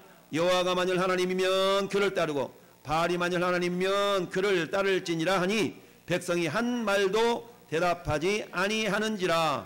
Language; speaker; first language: Korean; native; Korean